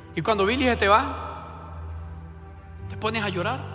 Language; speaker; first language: Spanish; native; Spanish